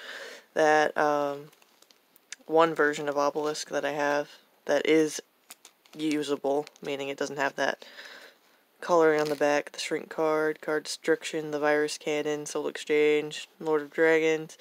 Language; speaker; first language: English; native; English